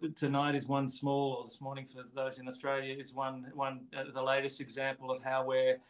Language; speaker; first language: English; native; English